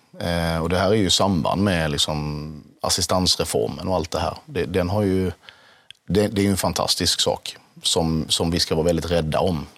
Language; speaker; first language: Swedish; native; Swedish